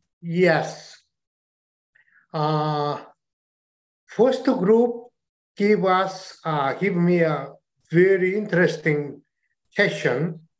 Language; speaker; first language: English; non-native, learner; Chinese